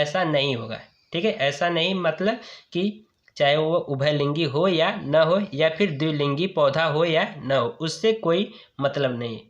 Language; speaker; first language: Hindi; native; Hindi